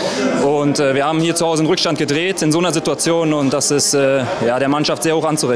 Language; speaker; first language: German; native; German